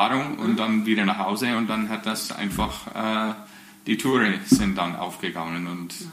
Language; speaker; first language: German; non-native, fluent; English